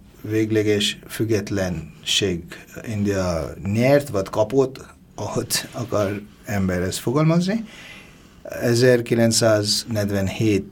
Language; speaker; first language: Hungarian; non-native, fluent; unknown